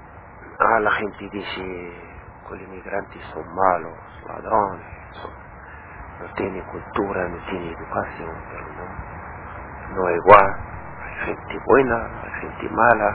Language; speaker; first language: Spanish; non-native, learner; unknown